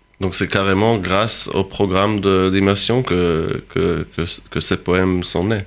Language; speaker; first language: French; non-native, fluent; Hebrew